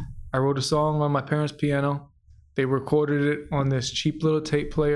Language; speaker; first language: English; native; English